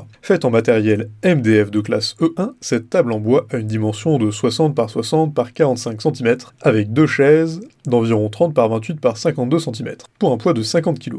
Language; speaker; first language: French; native; French